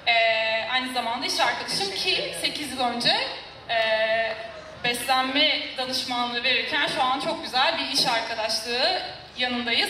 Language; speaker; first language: Turkish; native; Turkish